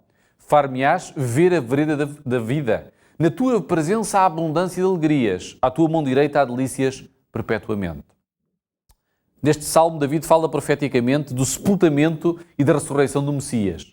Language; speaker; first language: Portuguese; native; Portuguese